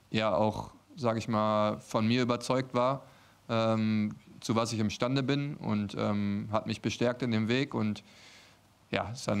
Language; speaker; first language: German; native; German